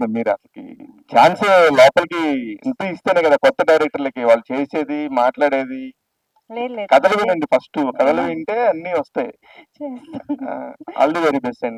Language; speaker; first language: Telugu; native; Telugu